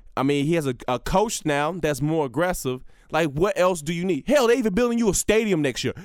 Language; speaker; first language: English; native; English